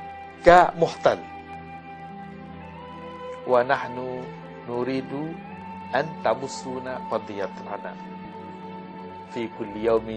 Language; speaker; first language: Arabic; non-native, learner; Malay